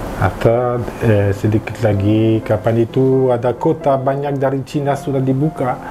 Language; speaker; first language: Indonesian; non-native, learner; French